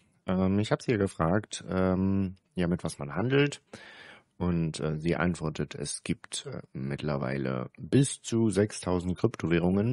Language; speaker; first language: German; native; German